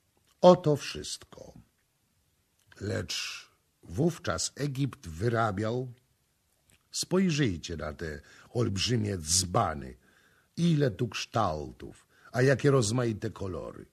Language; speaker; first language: Polish; native; Polish